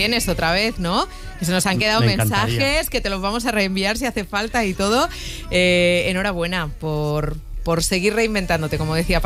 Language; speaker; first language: Spanish; native; Spanish